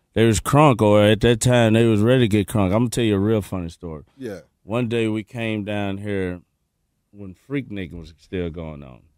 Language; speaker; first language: English; native; English